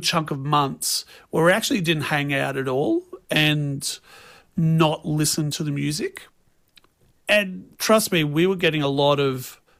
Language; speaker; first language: English; native; English